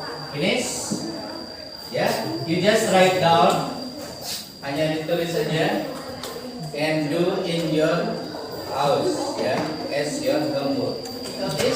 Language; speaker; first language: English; non-native, learner; Indonesian